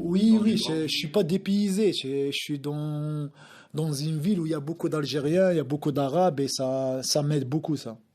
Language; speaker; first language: French; non-native, local second language; Arabic